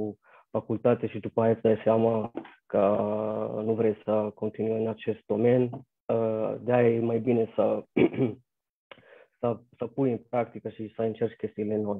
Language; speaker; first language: Romanian; non-native, fluent; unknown